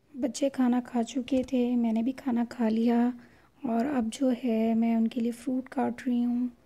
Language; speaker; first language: Urdu; native; Urdu